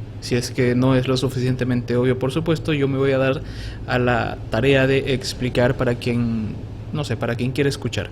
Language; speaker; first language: Spanish; native; Spanish